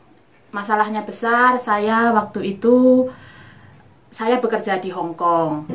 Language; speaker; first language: Indonesian; non-native, local second language; Javanese